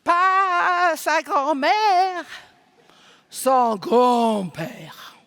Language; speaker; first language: French; non-native, fluent; English